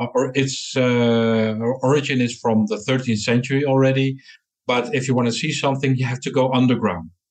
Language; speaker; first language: English; non-native, fluent; Dutch